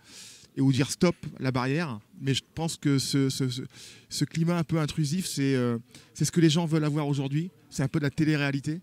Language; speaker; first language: French; native; French